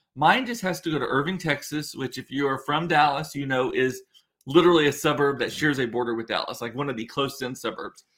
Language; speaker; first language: English; native; English